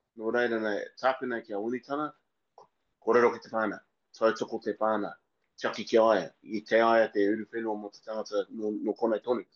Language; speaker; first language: Māori; non-native, local second language; English